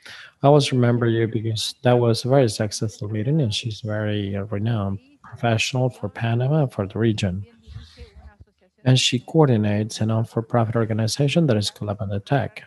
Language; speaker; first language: English; non-native, fluent; Spanish